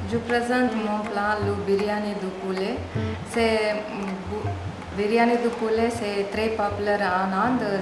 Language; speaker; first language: French; non-native, learner; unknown